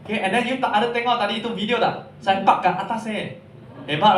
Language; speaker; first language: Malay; non-native, local second language; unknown